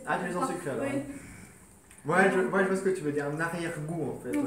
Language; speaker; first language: French; native; French